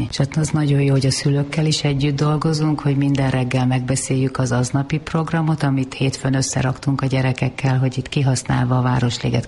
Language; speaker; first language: Hungarian; native; Hungarian